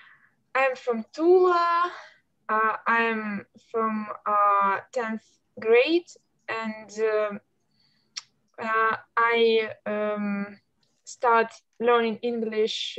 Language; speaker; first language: English; non-native, learner; Russian